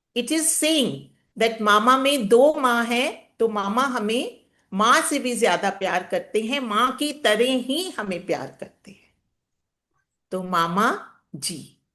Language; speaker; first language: Hindi; native; Hindi